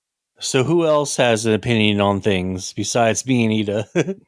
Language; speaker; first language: English; native; English